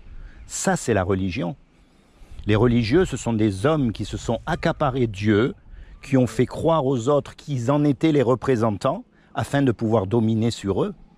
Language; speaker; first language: French; native; French